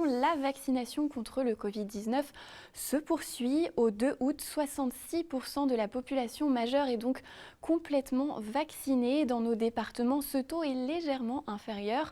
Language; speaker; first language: French; native; French